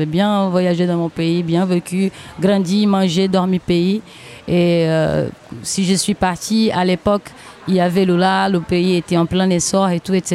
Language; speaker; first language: French; non-native, fluent; Portuguese